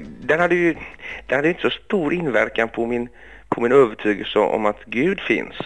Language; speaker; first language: Swedish; early bilingual, other home language; Greek